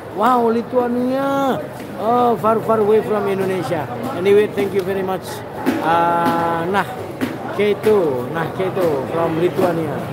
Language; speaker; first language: English; non-native, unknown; Indonesian